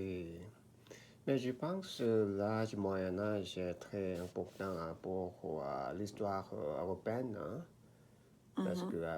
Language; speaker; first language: French; non-native, learner; Korean